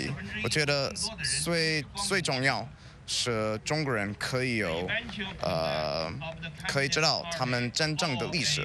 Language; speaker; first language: Chinese; non-native, learner; English